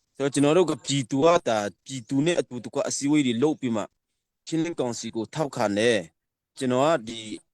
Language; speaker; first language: Burmese; non-native, local second language; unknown